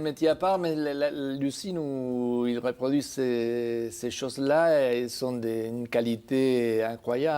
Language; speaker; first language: French; non-native, fluent; Spanish